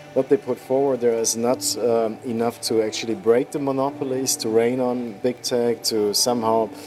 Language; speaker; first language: English; non-native, fluent; German